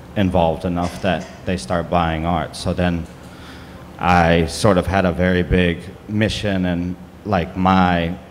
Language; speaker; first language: English; native; English